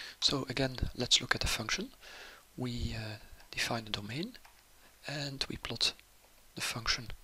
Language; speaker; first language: English; non-native, fluent; Dutch